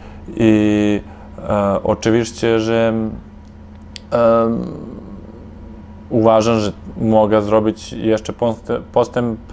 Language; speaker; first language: Polish; non-native, fluent; Serbian